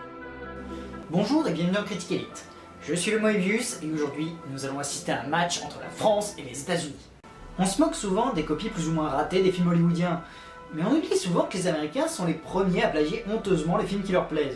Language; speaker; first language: French; native; French